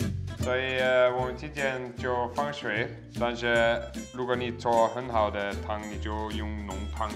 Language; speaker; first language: Chinese; non-native, learner; German